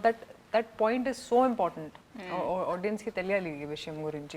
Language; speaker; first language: Telugu; non-native, local second language; Hindi